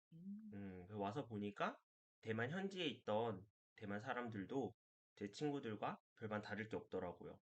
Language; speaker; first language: Korean; native; Korean